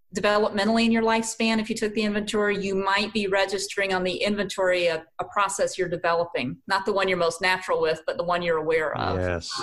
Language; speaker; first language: English; native; English